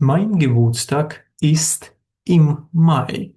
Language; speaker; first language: German; non-native, fluent; Ukrainian